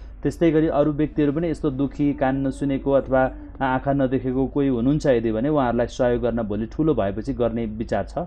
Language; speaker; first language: Nepali; native; Nepali